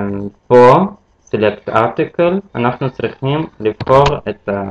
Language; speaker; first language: Hebrew; non-native, fluent; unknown